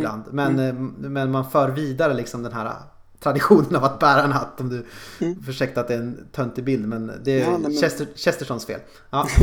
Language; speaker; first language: Swedish; native; Swedish